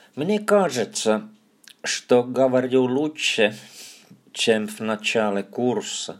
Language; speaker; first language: Russian; non-native, fluent; Finnish